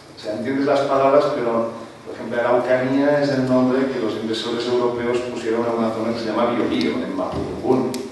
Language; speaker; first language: Spanish; non-native, local second language; Catalan